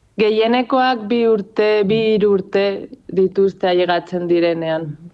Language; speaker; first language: Basque; non-native, local second language; Spanish